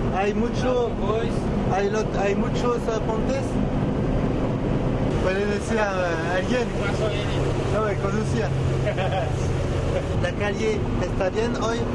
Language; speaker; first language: Spanish; non-native, learner; French